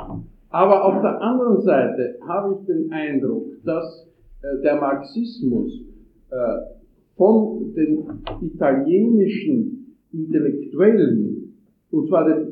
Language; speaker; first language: German; non-native, fluent; Italian